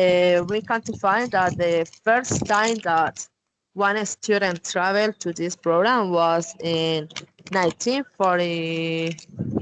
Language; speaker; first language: English; non-native, learner; Spanish